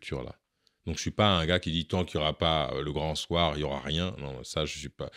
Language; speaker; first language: French; native; French